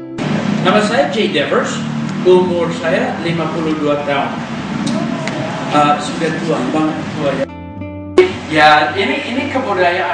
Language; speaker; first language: Indonesian; non-native, fluent; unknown